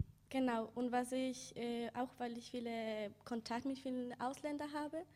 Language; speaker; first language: German; non-native, learner; Spanish